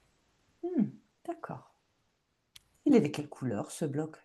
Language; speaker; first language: French; native; French